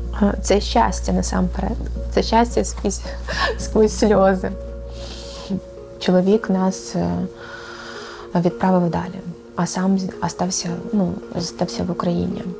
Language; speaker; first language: Ukrainian; native; Ukrainian